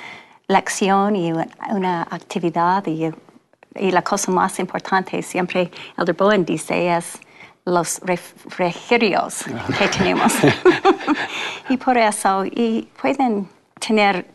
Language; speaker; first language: Spanish; non-native, learner; English